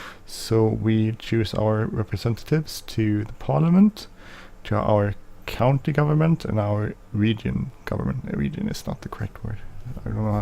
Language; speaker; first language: English; non-native, fluent; Swedish